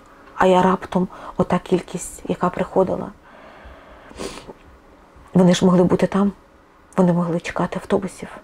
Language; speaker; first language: Ukrainian; non-native, local second language; Russian